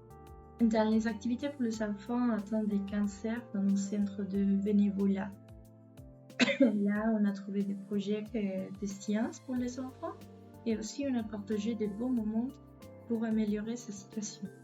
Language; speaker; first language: French; non-native, fluent; Spanish